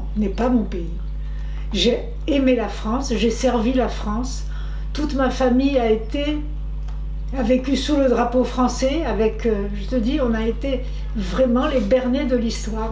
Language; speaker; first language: French; native; French